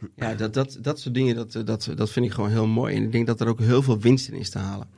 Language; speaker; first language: Dutch; native; Dutch